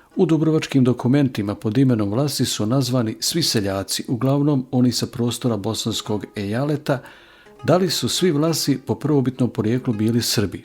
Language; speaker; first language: Bosnian; native; Bosnian